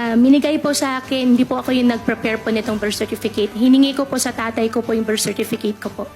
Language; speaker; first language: Filipino; native; Filipino